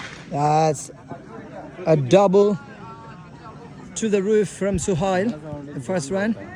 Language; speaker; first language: English; non-native, local second language; Malayalam